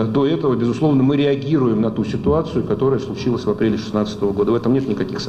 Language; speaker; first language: Russian; non-native, fluent; Armenian